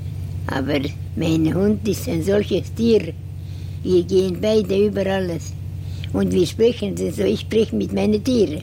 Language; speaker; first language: German; non-native, learner; Estonian